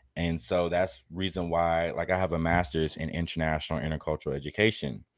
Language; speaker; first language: English; native; English